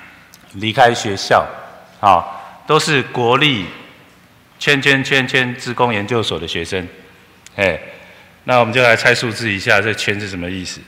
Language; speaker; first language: Chinese; native; Chinese